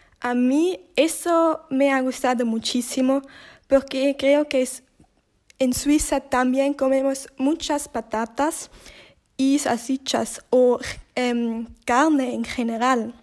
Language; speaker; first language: Spanish; non-native, learner; Swiss German